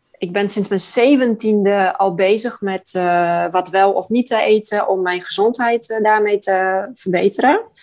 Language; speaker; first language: Dutch; non-native, fluent; Polish